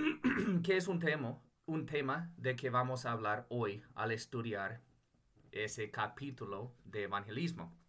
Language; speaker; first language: Spanish; non-native, fluent; English